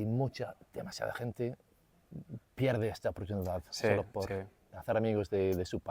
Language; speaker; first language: Spanish; non-native, fluent; English